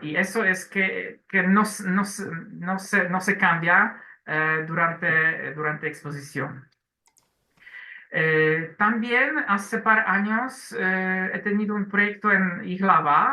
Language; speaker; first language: Spanish; non-native, learner; Polish